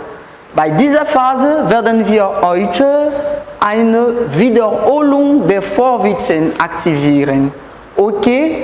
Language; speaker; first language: German; non-native, fluent; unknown